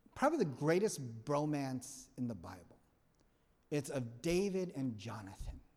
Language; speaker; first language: English; non-native, fluent; Vietnamese